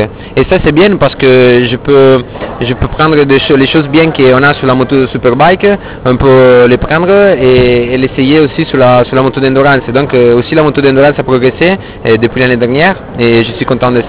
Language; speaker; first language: French; non-native, fluent; Italian